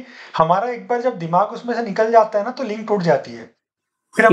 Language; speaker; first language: Hindi; native; Hindi